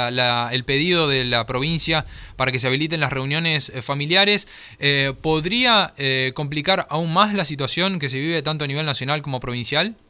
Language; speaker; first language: Spanish; native; Spanish